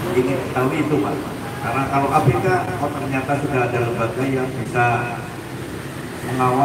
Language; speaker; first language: Indonesian; native; Indonesian